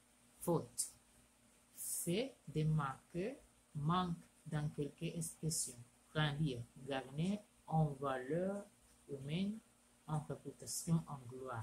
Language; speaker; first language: French; non-native, learner; Spanish